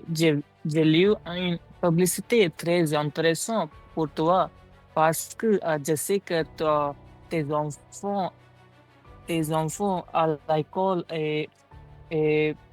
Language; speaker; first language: French; non-native, learner; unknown